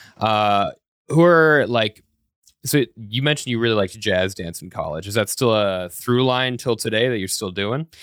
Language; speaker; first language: English; native; English